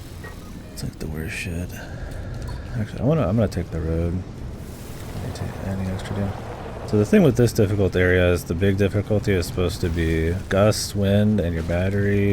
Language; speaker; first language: English; native; English